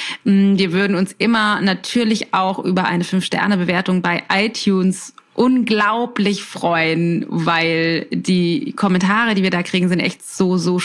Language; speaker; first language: German; native; German